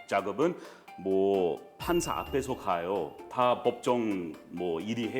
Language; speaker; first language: Korean; non-native, fluent; English